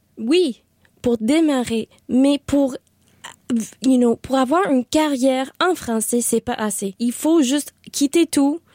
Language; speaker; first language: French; non-native, local second language; English